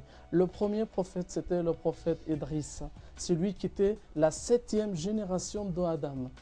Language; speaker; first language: French; non-native, fluent; Arabic